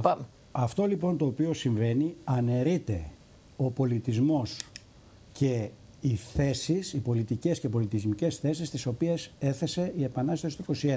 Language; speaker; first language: Greek; native; Greek